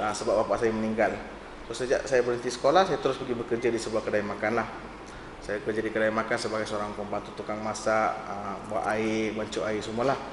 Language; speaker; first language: Malay; non-native, local second language; Tamil